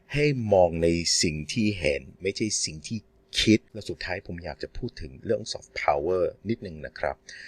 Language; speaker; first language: Thai; non-native, fluent; English